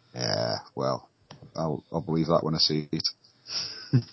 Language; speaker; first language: English; native; English